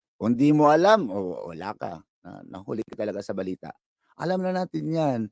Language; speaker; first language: Filipino; non-native, local second language; Cebuano